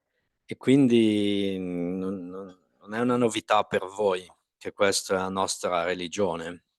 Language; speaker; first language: Italian; native; Italian